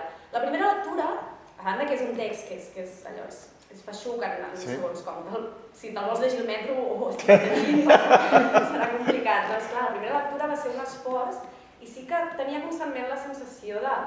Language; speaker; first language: Catalan; native; Catalan